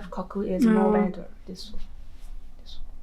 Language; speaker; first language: English; non-native, learner; Japanese